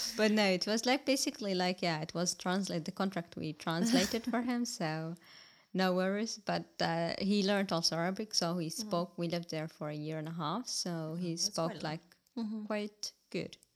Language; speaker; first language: English; non-native, fluent; Arabic